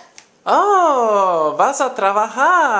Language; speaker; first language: Spanish; non-native, fluent; English